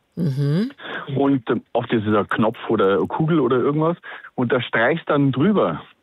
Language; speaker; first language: German; native; German